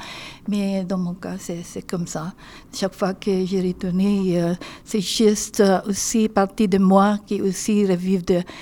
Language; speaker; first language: French; non-native, learner; Filipino